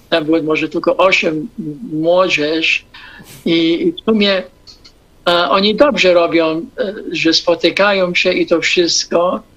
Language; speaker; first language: Polish; early bilingual, heritage; English